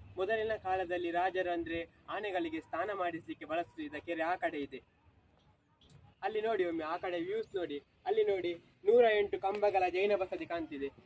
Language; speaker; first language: Kannada; non-native, local second language; Tulu